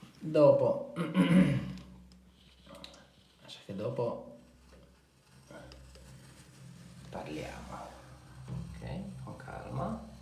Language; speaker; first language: Italian; non-native, fluent; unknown